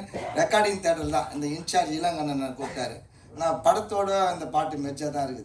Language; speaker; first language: Tamil; native; Tamil